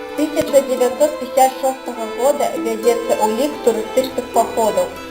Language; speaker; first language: Belarusian; native; Belarusian